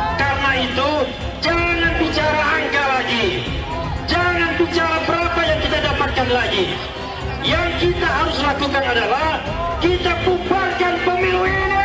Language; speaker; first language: Indonesian; non-native, local second language; Madurese